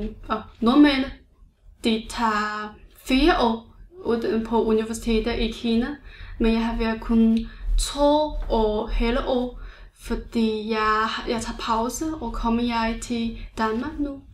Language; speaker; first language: Danish; non-native, learner; Chinese